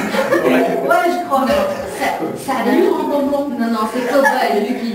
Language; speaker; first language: French; non-native, local second language; Arabic